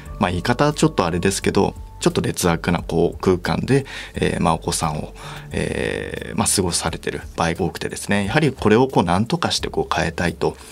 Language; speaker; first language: Japanese; native; Japanese